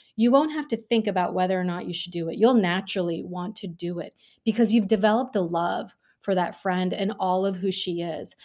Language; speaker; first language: English; early bilingual, other home language; Gujarati